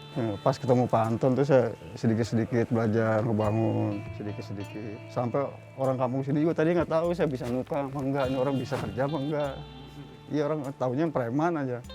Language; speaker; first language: Indonesian; native; Indonesian